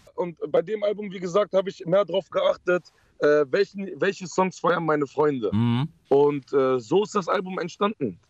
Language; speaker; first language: German; early bilingual, other home language; Dutch